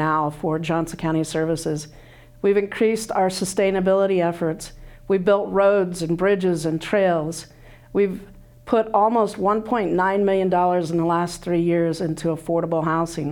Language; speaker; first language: English; native; English